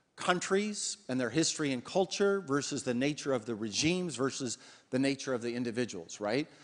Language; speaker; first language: English; native; English